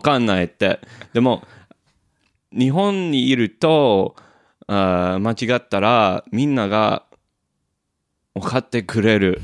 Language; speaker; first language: Japanese; non-native, learner; English